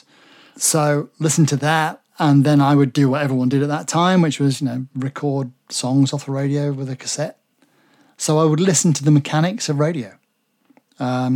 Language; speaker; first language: English; native; English